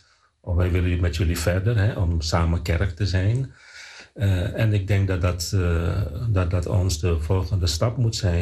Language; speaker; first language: Dutch; non-native, fluent; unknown